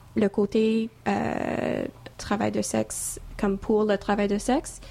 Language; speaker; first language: French; non-native, fluent; English